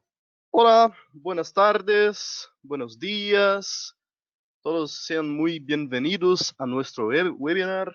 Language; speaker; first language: Spanish; non-native, local second language; Portuguese